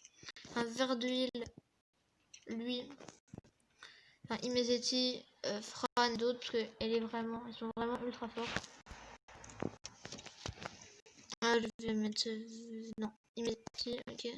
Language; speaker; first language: French; native; French